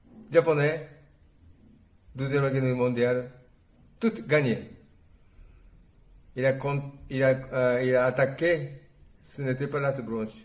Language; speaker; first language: French; non-native, learner; Japanese